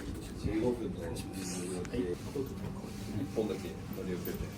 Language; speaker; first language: Japanese; native; Japanese